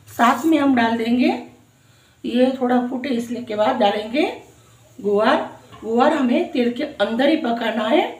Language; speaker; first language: Hindi; non-native, local second language; Gujarati